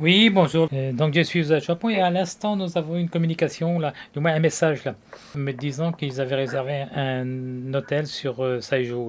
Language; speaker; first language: French; native; French